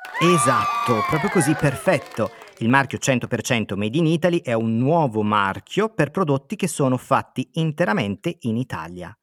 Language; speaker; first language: Italian; native; Italian